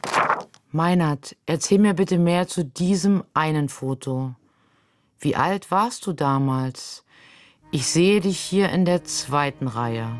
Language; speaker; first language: German; native; German